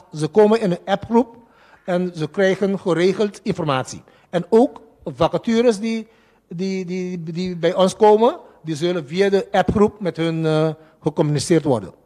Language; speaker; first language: Dutch; non-native, local second language; Papiamento